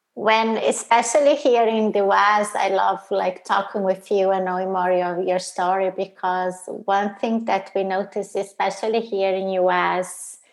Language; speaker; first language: English; non-native, fluent; Portuguese